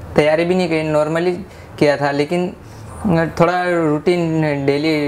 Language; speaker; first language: Hindi; native; Hindi